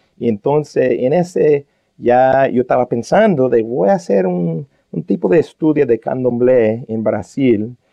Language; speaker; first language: Spanish; non-native, fluent; English